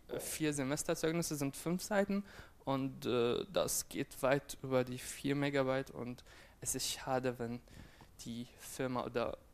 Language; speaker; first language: German; non-native, fluent; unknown